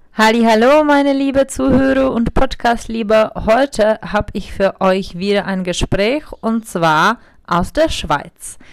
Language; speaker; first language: German; non-native, fluent; Czech